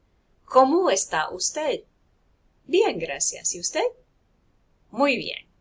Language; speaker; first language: Spanish; non-native, fluent; English